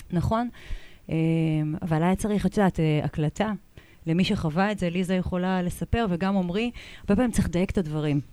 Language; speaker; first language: Hebrew; native; Hebrew